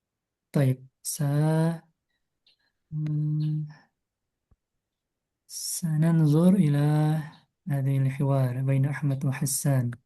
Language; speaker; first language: Arabic; non-native, fluent; Indonesian